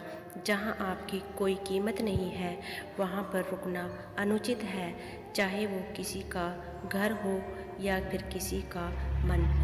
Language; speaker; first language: Hindi; native; Hindi